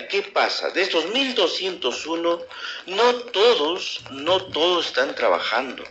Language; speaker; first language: Spanish; native; Spanish